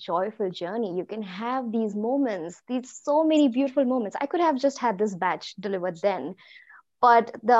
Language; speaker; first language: English; non-native, local second language; Hindi